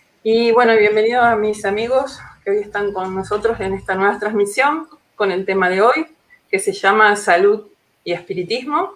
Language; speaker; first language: Spanish; native; Spanish